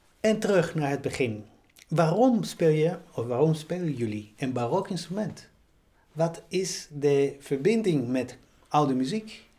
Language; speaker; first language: Dutch; non-native, fluent; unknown